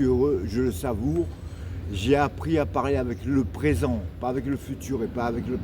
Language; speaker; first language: French; native; French